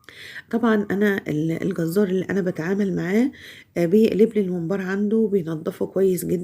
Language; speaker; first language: Arabic; native; Arabic